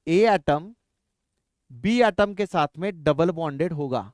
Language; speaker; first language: Hindi; non-native, local second language; Marathi